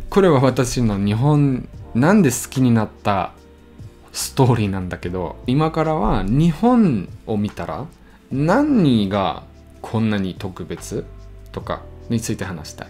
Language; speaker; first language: Japanese; non-native, learner; German